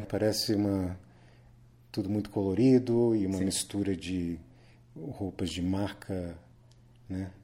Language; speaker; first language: Portuguese; native; Portuguese